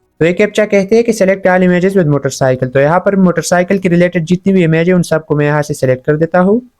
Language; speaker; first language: Urdu; non-native, local second language; Punjabi